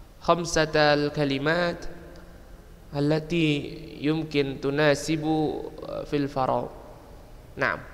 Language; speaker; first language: Arabic; non-native, fluent; Indonesian